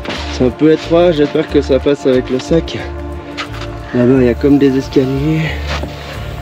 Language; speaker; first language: French; native; French